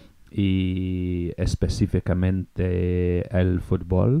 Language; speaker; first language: Spanish; non-native, fluent; English